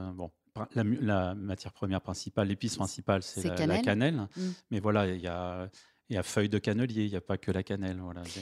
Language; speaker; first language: French; native; French